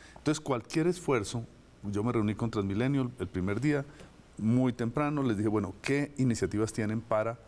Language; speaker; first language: Spanish; native; Spanish